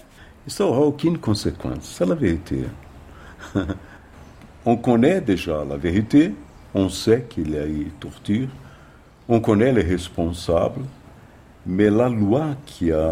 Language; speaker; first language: French; non-native, fluent; Portuguese